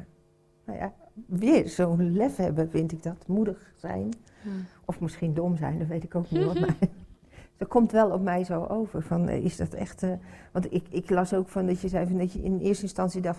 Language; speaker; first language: Dutch; native; Dutch